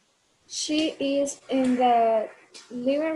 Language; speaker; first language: English; non-native, learner; Spanish